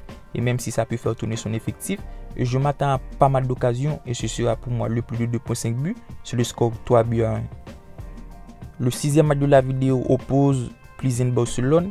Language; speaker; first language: French; native; French